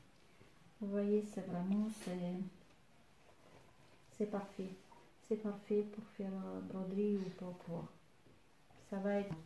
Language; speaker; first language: French; non-native, fluent; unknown